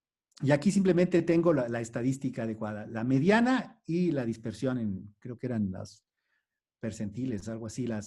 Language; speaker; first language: Spanish; native; Spanish